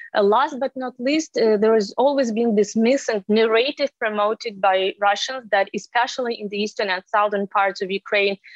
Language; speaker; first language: English; non-native, fluent; Ukrainian